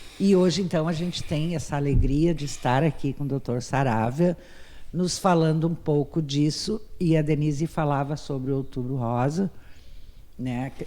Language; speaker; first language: Portuguese; native; Portuguese